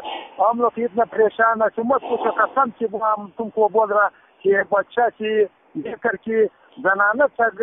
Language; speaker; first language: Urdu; non-native, fluent; Pashto